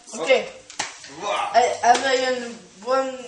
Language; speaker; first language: French; non-native, learner; English